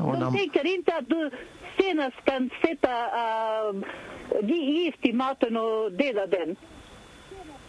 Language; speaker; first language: Swedish; non-native, fluent; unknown